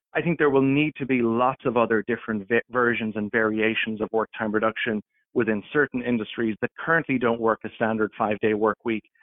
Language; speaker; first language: English; native; English